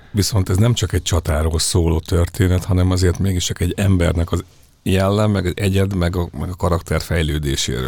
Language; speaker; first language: Hungarian; native; Hungarian